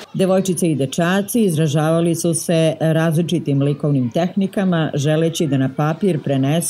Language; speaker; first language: Serbian; native; Serbian